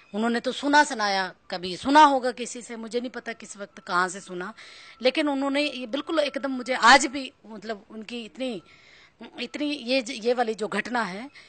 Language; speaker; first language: Hindi; native; Hindi